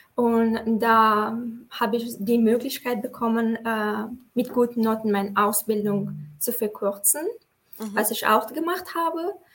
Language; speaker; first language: German; non-native, fluent; Tajik